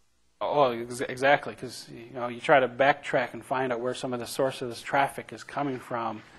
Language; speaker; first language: English; native; English